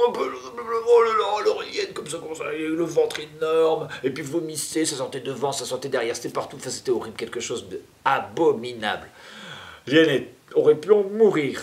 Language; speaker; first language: French; native; French